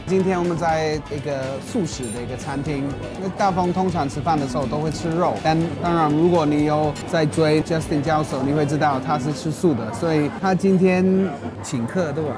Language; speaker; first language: Chinese; non-native, fluent; English